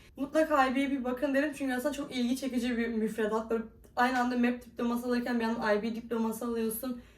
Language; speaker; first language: Turkish; native; Turkish